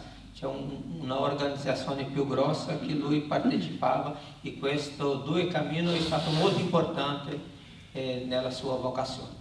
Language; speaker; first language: Italian; non-native, learner; Portuguese